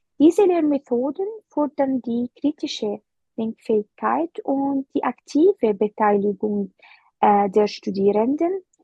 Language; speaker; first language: German; non-native, fluent; Arabic